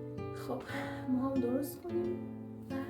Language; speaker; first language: Persian; native; Persian